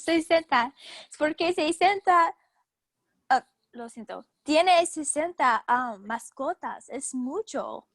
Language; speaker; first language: Spanish; non-native, learner; English